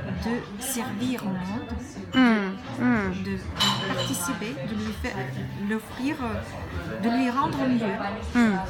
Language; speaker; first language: French; non-native, fluent; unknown